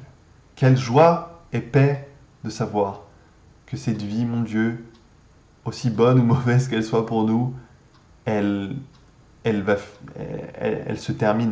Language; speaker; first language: French; native; French